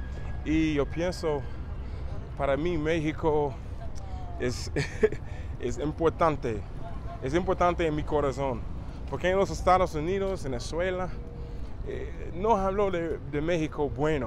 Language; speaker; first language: Spanish; non-native, learner; English